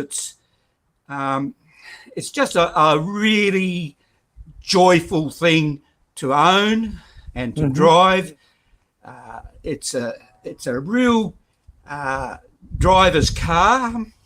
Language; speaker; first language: English; native; English